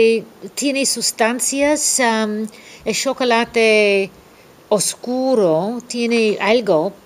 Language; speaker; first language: Spanish; non-native, fluent; English